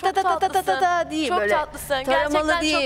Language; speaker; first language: Turkish; native; Turkish